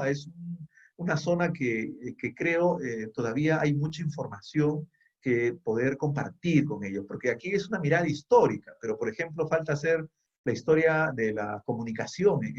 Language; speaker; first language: Spanish; native; Spanish